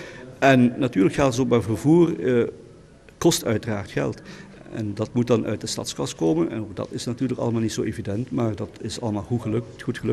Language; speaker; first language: Dutch; native; Dutch